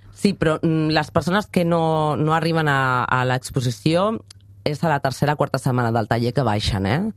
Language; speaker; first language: Catalan; non-native, fluent; Spanish